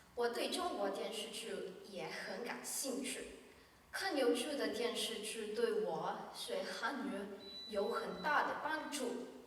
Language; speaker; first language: Chinese; non-native, learner; Slovenian